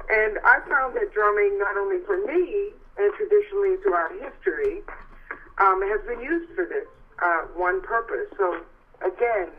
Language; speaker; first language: English; native; English